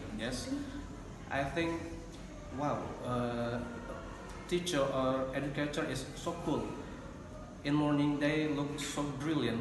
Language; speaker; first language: English; non-native, learner; Indonesian